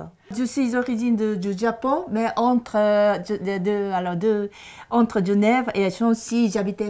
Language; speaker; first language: French; non-native, fluent; Japanese